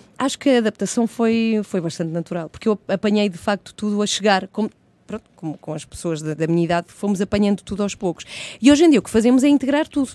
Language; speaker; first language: Portuguese; early bilingual, heritage; Portuguese